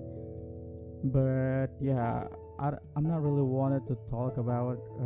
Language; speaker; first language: English; non-native, fluent; Indonesian